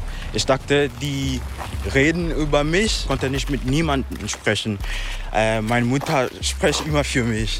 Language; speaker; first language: German; non-native, learner; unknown